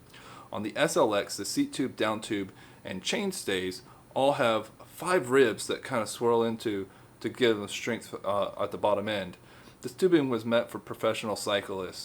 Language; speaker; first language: English; native; English